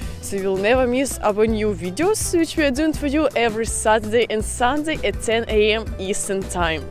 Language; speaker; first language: English; non-native, fluent; Russian